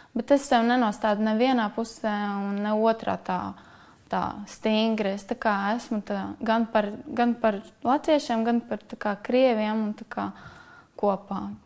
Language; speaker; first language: Latvian; non-native, local second language; Russian